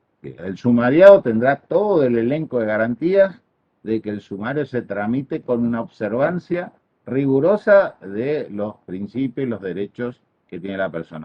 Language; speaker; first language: Spanish; native; Spanish